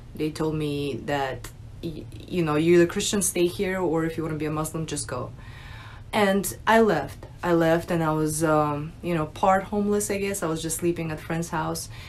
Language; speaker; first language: English; early bilingual, other home language; Russian